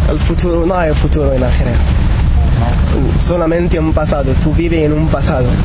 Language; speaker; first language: Spanish; non-native, learner; Arabic